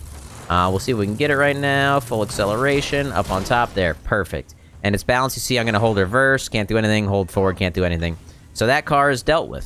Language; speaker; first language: English; native; English